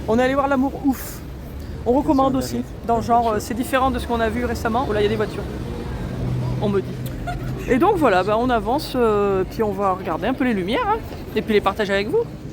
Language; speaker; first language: French; native; French